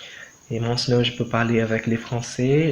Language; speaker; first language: French; non-native, learner; Portuguese